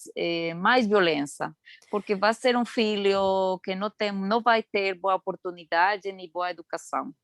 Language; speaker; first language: Portuguese; non-native, learner; Spanish